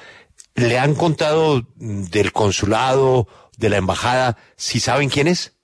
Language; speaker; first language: Spanish; native; Spanish